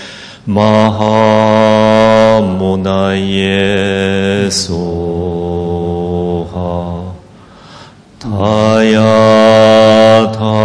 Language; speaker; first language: Chinese; native; Chinese